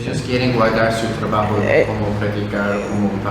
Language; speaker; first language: Spanish; non-native, learner; Korean